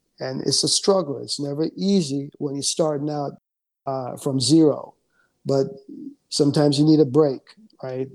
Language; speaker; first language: English; native; English